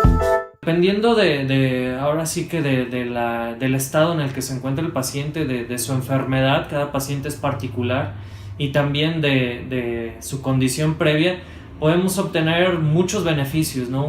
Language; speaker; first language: Spanish; native; Spanish